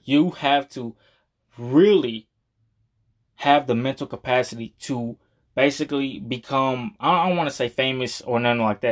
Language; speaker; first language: English; native; English